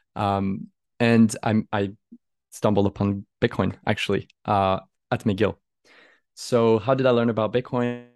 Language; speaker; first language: English; non-native, fluent; French